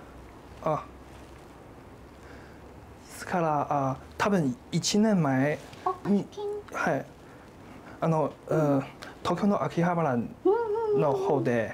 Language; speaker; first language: Japanese; non-native, learner; Chinese